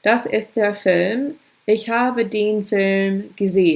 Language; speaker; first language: German; non-native, fluent; English